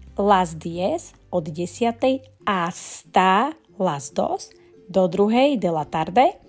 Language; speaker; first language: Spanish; non-native, fluent; Slovak